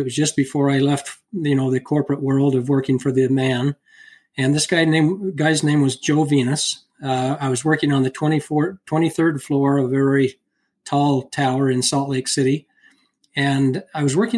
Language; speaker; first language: English; native; English